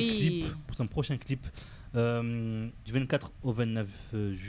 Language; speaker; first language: French; native; French